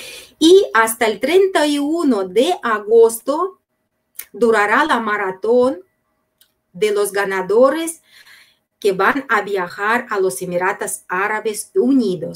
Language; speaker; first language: Spanish; non-native, fluent; Russian